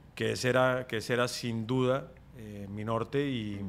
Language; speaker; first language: Spanish; native; Spanish